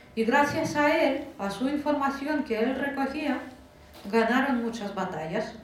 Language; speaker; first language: Spanish; non-native, fluent; Russian